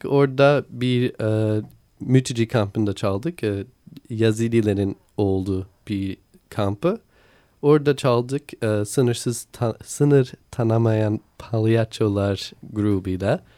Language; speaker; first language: Turkish; non-native, learner; English